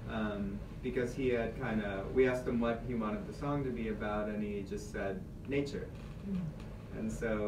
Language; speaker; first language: English; native; English